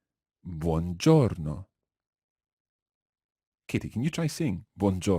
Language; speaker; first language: Italian; non-native, fluent; English